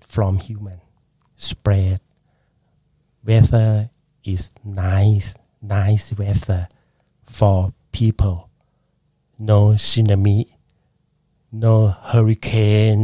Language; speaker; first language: English; non-native, learner; Thai